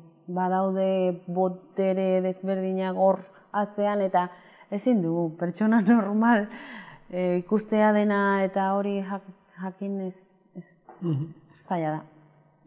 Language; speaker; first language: Basque; non-native, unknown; Spanish